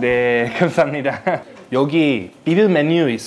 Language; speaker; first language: Korean; non-native, learner; English